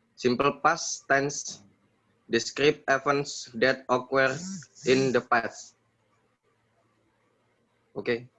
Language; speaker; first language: English; non-native, learner; Indonesian